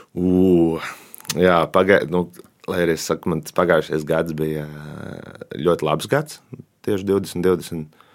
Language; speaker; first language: Latvian; native; Latvian